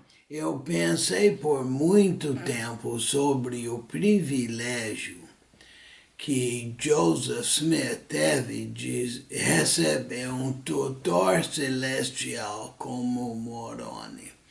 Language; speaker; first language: Portuguese; non-native, fluent; English